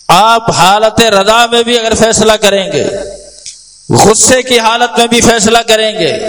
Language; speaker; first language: Urdu; native; Urdu